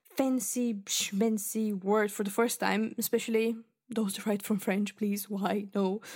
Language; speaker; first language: English; non-native, fluent; Bulgarian